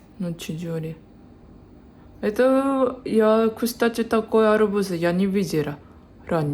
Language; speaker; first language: Russian; non-native, learner; Japanese